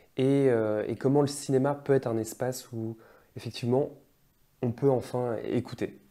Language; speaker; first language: French; native; French